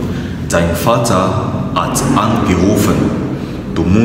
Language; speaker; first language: German; non-native, fluent; French